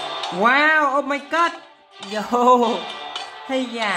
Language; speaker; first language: English; non-native, learner; Vietnamese